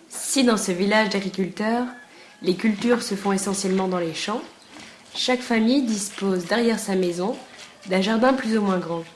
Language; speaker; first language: French; native; French